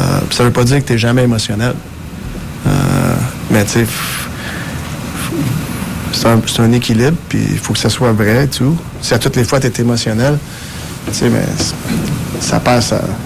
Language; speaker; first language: French; native; French